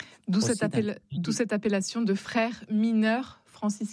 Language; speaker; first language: French; native; French